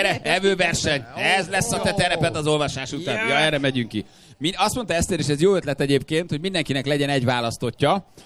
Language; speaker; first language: Hungarian; native; Hungarian